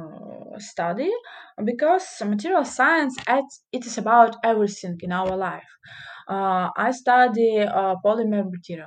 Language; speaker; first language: English; non-native, learner; Russian